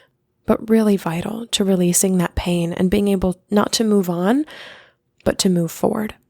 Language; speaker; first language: English; native; English